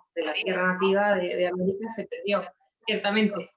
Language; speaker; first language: Spanish; native; Spanish